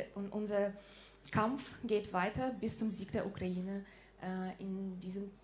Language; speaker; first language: German; non-native, fluent; Ukrainian